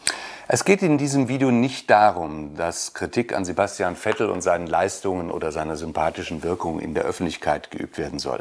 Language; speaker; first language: German; native; German